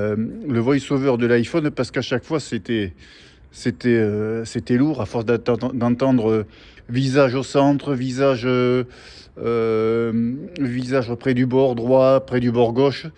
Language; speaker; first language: French; native; French